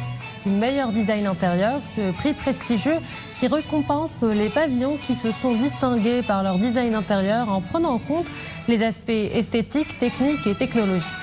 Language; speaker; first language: French; non-native, local second language; Arabic